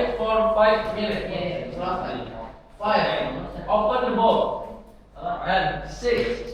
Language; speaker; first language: English; non-native, learner; Indonesian